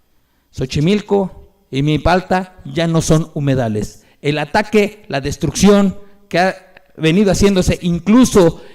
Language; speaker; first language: Spanish; native; Spanish